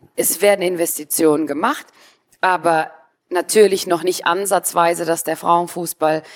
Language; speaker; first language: German; native; German